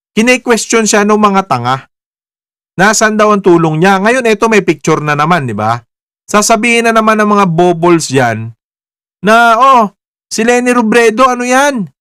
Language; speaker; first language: Filipino; native; Filipino